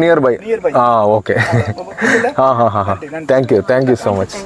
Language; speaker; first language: Tamil; non-native, learner; Malayalam